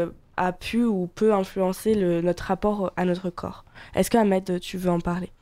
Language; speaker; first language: French; native; French